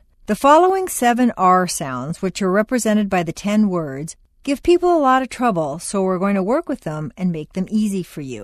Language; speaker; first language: English; native; English